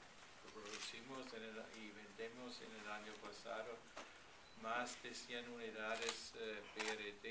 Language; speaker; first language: Spanish; non-native, fluent; German